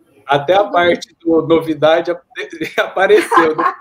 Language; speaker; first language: Portuguese; native; Portuguese